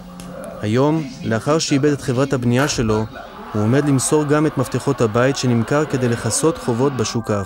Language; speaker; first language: Hebrew; native; Hebrew